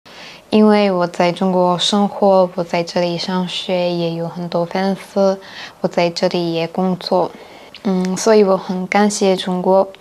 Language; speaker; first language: Chinese; non-native, fluent; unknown